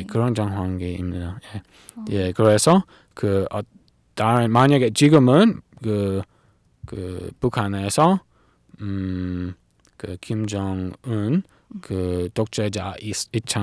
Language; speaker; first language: Korean; non-native, learner; English